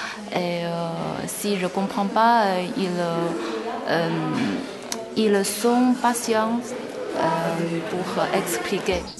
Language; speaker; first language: French; non-native, fluent; Chinese